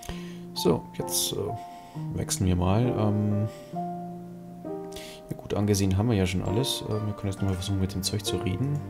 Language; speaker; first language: German; native; German